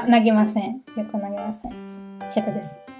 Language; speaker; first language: Japanese; non-native, learner; German